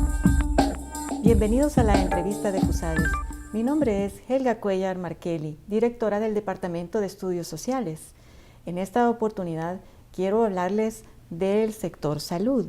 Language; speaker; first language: Spanish; native; Spanish